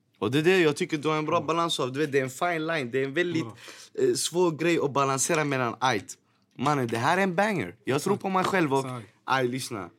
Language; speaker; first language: Swedish; native; Swedish